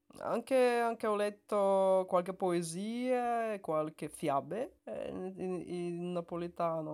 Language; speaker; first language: Italian; non-native, learner; Russian